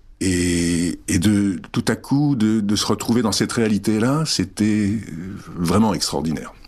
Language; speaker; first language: French; early bilingual, other home language; Czech